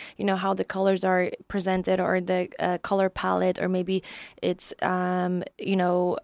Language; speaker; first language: English; early bilingual, other home language; Polish